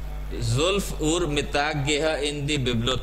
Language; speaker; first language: German; non-native, learner; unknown